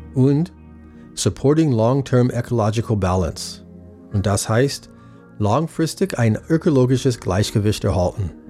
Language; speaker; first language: German; non-native, fluent; English